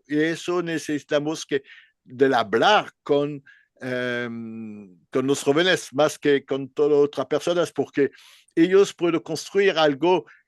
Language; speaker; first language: Spanish; non-native, learner; French